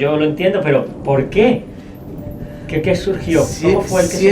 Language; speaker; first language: Spanish; native; Spanish